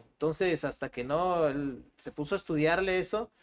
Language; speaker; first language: Spanish; native; Spanish